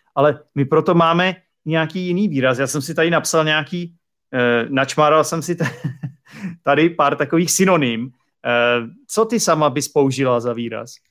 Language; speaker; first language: Czech; native; Czech